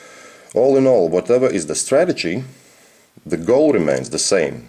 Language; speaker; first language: English; non-native, fluent; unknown